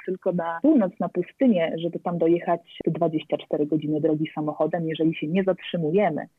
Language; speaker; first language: Polish; native; Polish